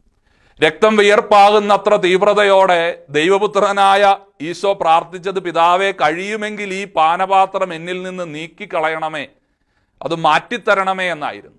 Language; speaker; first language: Malayalam; native; Malayalam